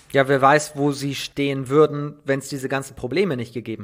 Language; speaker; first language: German; native; German